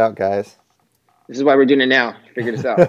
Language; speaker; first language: English; native; English